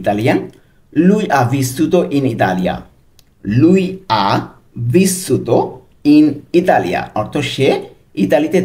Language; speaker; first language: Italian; non-native, local second language; Bangla